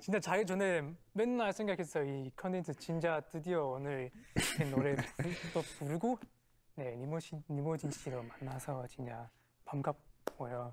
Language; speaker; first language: Korean; non-native, fluent; Chinese